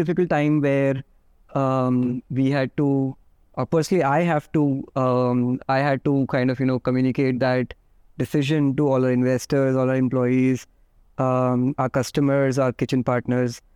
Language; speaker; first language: English; non-native, local second language; Hindi